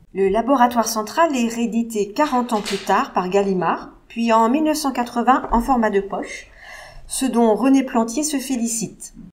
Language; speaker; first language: French; native; French